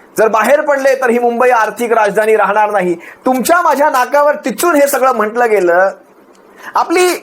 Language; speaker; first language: Marathi; native; Marathi